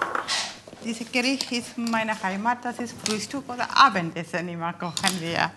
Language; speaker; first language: German; non-native, learner; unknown